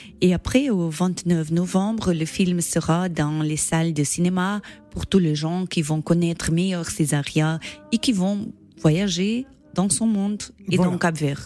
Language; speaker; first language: French; non-native, learner; Portuguese